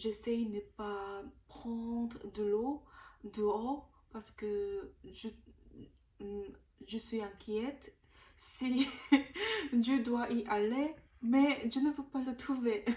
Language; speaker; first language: French; non-native, learner; Korean